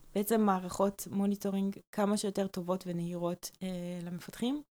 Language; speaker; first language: Hebrew; native; Hebrew